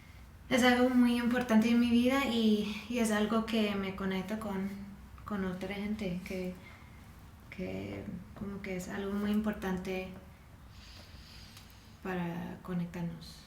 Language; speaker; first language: Spanish; non-native, fluent; English